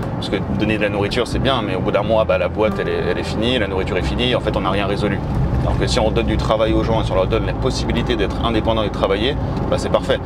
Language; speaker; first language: French; native; French